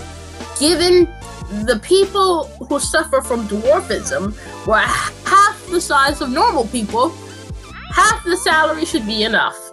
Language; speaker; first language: English; native; English